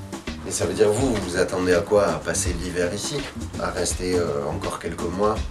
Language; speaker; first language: French; native; French